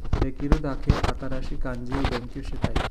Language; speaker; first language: Japanese; non-native, learner; Hindi